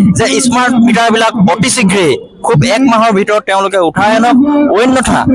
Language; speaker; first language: Assamese; native; Assamese